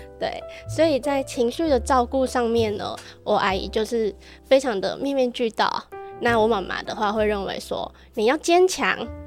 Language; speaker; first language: Chinese; early bilingual, other home language; Vietnamese